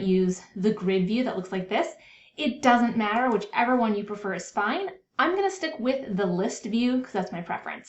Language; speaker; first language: English; native; English